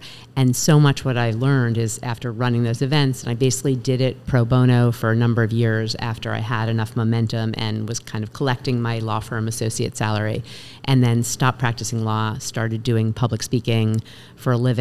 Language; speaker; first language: English; native; English